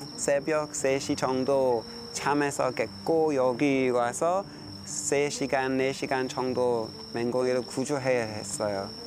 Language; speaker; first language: Korean; non-native, fluent; English